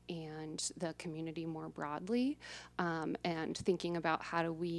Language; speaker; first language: English; native; English